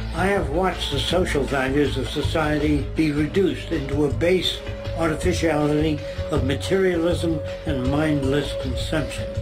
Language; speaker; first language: English; native; English